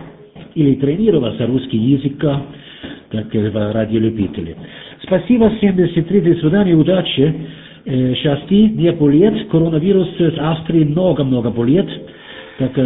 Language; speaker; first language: Russian; non-native, learner; German